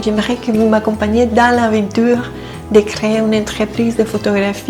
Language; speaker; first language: French; non-native, fluent; Spanish